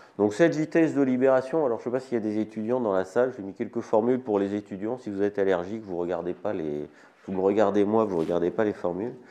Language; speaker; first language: French; native; French